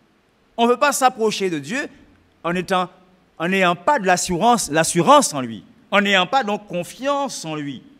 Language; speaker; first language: French; native; French